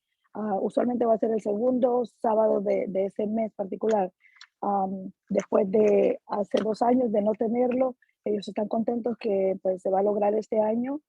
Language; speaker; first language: Spanish; native; Spanish